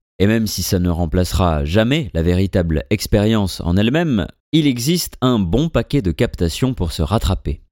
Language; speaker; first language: French; native; French